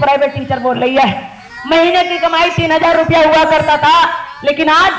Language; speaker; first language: Hindi; native; Hindi